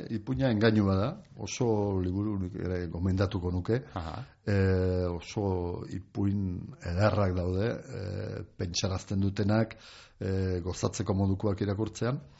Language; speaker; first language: Basque; non-native, local second language; Spanish